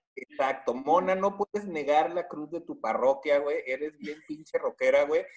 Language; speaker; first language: Spanish; native; Spanish